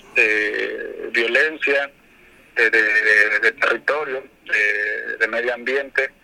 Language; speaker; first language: Spanish; native; Spanish